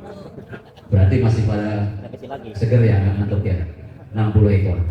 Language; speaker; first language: Indonesian; native; Indonesian